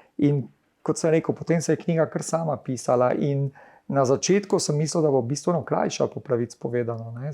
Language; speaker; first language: Slovenian; early bilingual, heritage; Slovenian